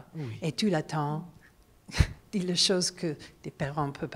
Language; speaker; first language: French; non-native, learner; English